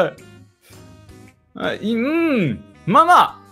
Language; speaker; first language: Japanese; native; Japanese